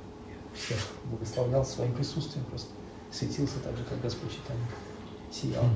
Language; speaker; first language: Russian; native; Russian